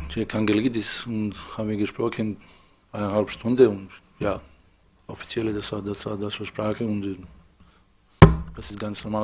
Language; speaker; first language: German; non-native, fluent; Serbian